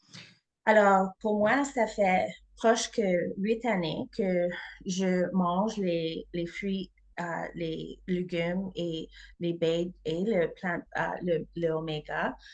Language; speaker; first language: French; non-native, fluent; English